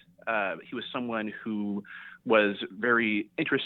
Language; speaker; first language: English; native; English